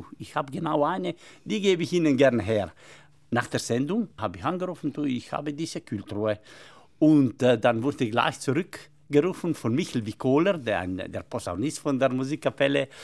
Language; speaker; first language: German; non-native, local second language; Ladin